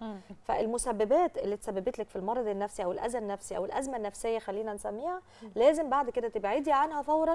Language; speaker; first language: Arabic; native; Arabic